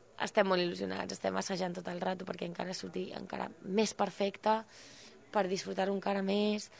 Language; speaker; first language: Catalan; early bilingual, other home language; Spanish